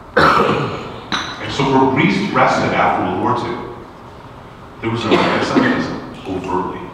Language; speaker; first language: English; native; English